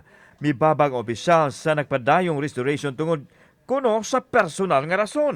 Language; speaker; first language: Cebuano; native; Cebuano